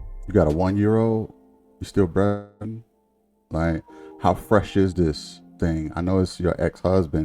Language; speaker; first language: English; native; English